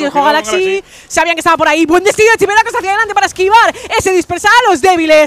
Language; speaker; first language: Spanish; native; Spanish